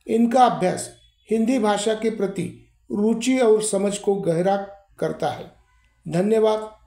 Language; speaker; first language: Hindi; non-native, local second language; Marathi